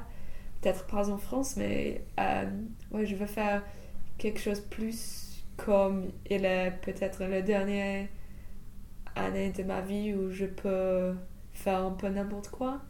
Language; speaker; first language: French; non-native, fluent; English